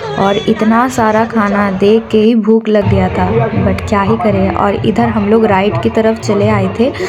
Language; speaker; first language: Hindi; non-native, local second language; Bangla